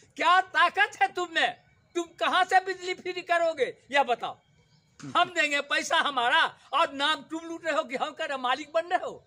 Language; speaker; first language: Hindi; native; Hindi